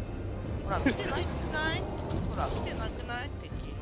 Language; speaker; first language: Japanese; native; Japanese